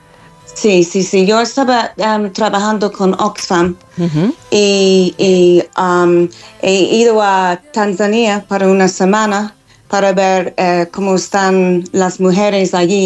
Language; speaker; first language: Spanish; non-native, fluent; English